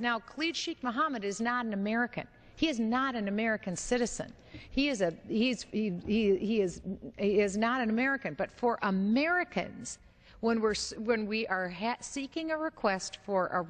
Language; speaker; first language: English; native; English